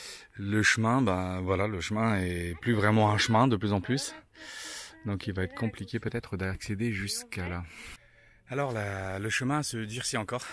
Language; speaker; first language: French; native; French